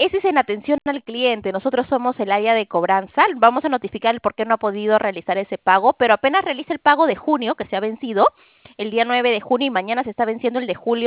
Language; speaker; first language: Spanish; native; Spanish